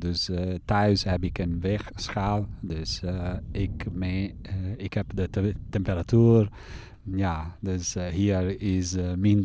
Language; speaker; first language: Dutch; non-native, fluent; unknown